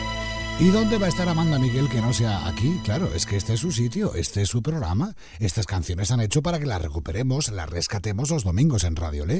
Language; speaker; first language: Spanish; native; Spanish